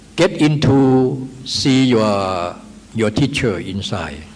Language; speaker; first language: English; non-native, learner; Thai